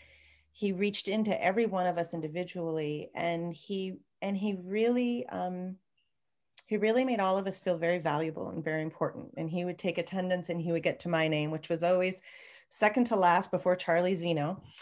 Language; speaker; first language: English; native; English